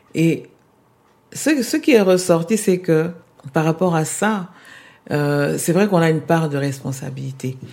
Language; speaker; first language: French; non-native, local second language; Lingala